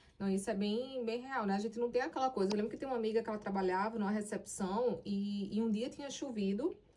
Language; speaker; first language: Portuguese; native; Portuguese